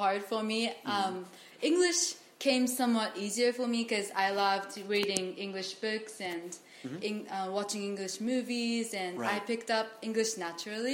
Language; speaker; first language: English; non-native, fluent; Japanese